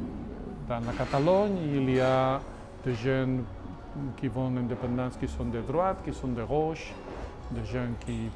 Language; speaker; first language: French; non-native, fluent; Catalan